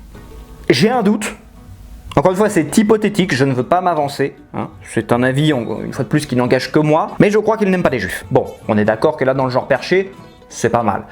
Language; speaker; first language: French; native; French